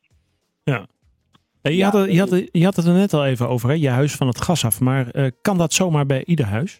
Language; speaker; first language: Dutch; native; Dutch